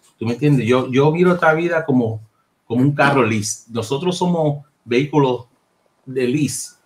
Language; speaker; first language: Spanish; early bilingual, heritage; Spanish